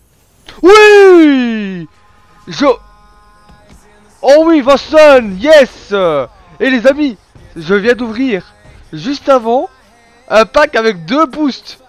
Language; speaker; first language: French; native; French